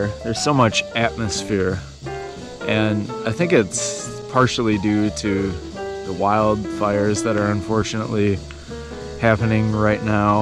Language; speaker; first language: English; native; English